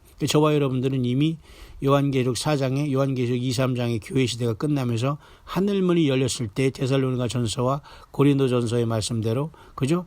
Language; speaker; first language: Korean; native; Korean